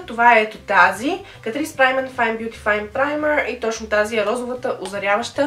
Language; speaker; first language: Bulgarian; native; Bulgarian